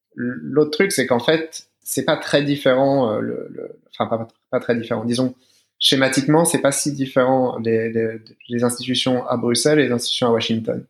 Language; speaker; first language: French; native; French